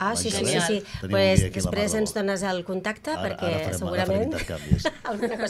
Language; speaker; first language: Catalan; native; Catalan